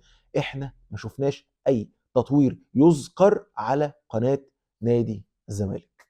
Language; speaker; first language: Arabic; native; Arabic